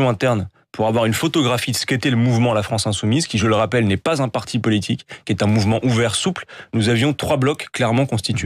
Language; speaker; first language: French; native; French